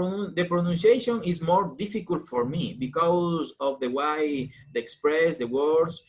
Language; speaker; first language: English; non-native, learner; Spanish